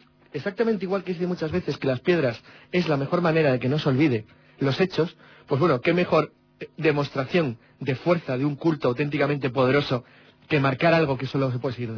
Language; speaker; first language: Spanish; native; Spanish